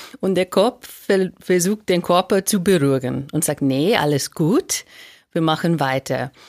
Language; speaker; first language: German; non-native, fluent; English